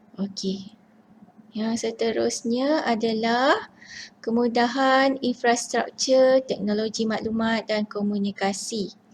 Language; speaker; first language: Malay; native; Malay